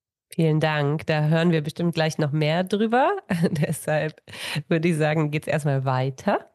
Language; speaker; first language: German; native; German